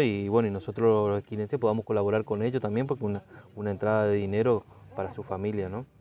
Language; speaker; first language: Spanish; native; Spanish